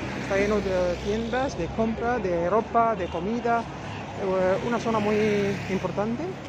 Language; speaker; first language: Spanish; non-native, fluent; Arabic